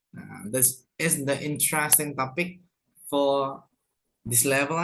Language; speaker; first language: English; non-native, fluent; Indonesian